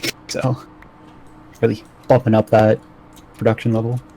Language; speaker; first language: English; native; English